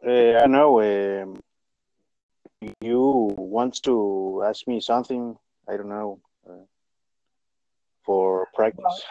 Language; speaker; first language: English; non-native, learner; Spanish